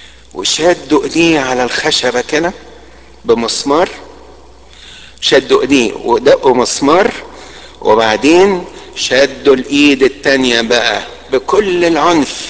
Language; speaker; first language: Arabic; native; Arabic